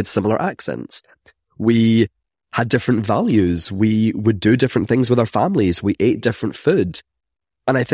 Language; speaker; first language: English; native; English